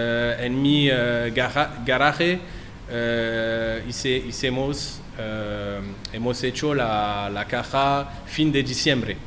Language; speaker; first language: Spanish; non-native, learner; French